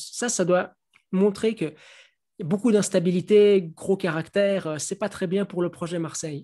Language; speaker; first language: French; native; French